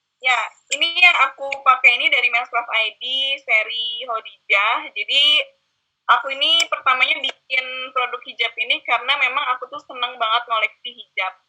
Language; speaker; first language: Indonesian; native; Indonesian